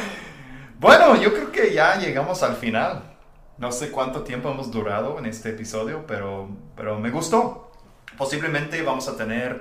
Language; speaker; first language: Spanish; non-native, fluent; English